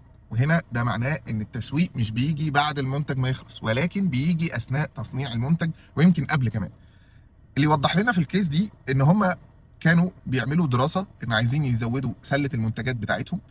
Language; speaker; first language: Arabic; native; Arabic